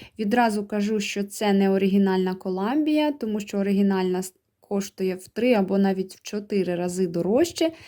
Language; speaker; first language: Ukrainian; native; Ukrainian